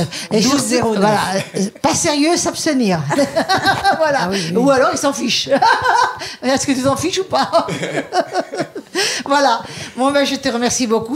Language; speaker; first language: French; native; French